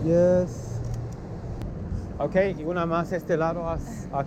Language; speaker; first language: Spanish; non-native, fluent; English